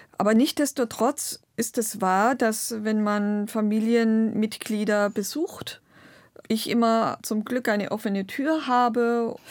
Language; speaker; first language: German; non-native, local second language; Romany